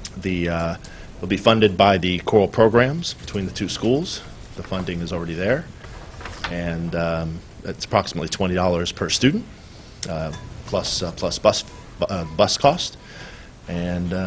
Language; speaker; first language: English; native; English